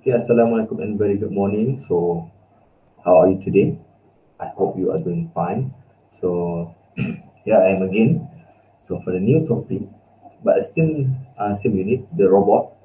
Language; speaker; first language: English; non-native, local second language; Malay